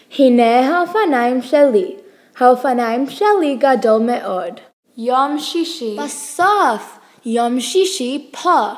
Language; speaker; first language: Hebrew; non-native, learner; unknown